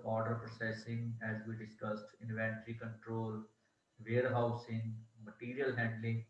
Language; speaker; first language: English; non-native, local second language; Punjabi